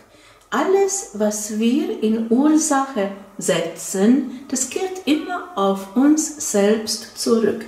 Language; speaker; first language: German; non-native, fluent; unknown